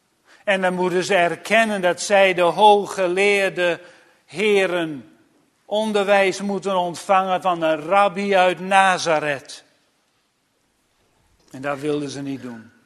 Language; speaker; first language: Dutch; native; Dutch